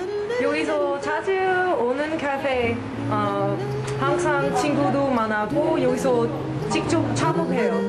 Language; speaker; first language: Korean; non-native, learner; Dutch